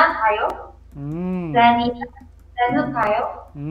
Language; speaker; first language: Korean; non-native, learner; Indonesian